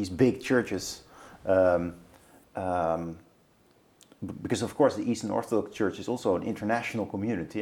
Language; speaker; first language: English; non-native, fluent; Dutch